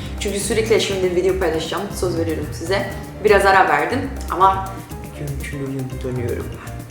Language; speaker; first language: Turkish; non-native, fluent; Portuguese